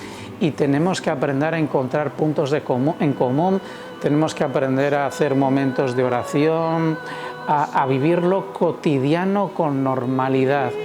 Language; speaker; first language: Spanish; native; Spanish